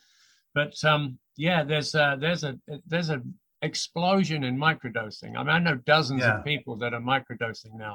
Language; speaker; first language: English; native; English